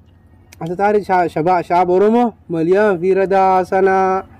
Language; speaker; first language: Arabic; non-native, learner; Oromo